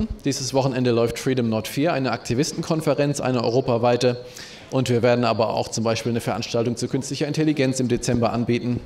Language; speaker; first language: German; native; German